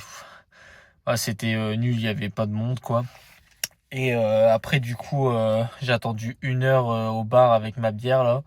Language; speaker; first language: French; native; French